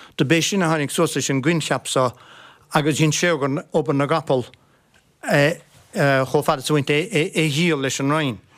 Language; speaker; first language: Irish; non-native, local second language; English